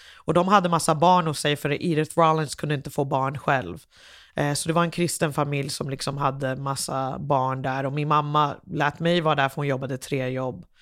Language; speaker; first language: Swedish; early bilingual, other home language; English